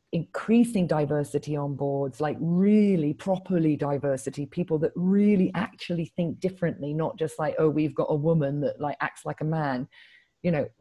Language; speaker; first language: English; native; English